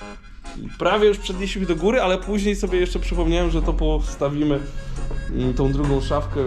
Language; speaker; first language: Polish; native; Polish